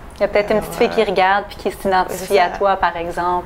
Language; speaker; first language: French; native; French